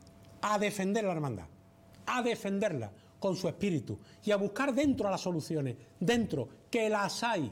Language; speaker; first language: Spanish; native; Spanish